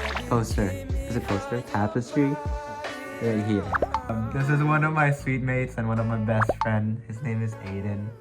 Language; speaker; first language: English; non-native, fluent; Thai